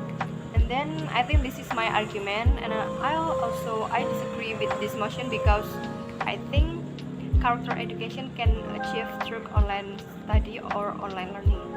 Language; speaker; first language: English; non-native, learner; Indonesian